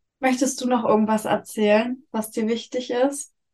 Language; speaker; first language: German; native; German